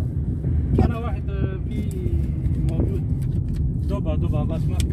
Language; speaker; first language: Arabic; non-native, learner; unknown